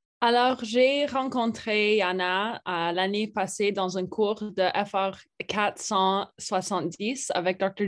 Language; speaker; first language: French; non-native, fluent; English